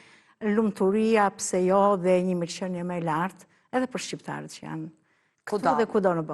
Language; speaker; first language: Albanian; native; Albanian